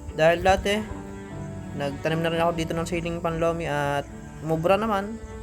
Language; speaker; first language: Filipino; native; Filipino